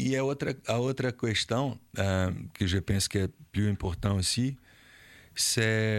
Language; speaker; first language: French; non-native, learner; Portuguese